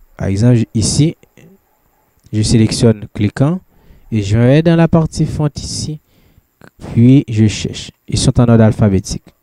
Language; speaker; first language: French; non-native, local second language; Haitian Creole